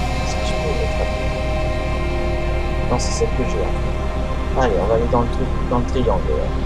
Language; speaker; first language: French; native; French